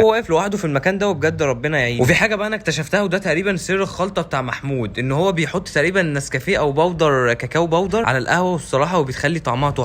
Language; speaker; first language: Arabic; native; Arabic